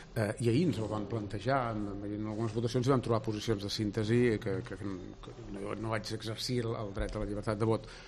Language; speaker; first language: Catalan; native; Catalan